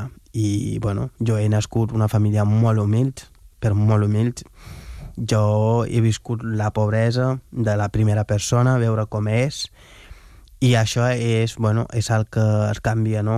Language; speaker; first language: Catalan; non-native, fluent; Wolof